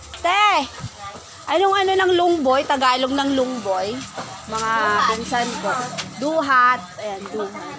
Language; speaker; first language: Filipino; non-native, local second language; Cebuano